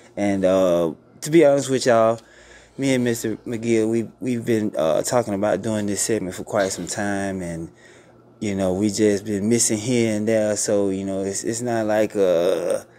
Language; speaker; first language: English; native; English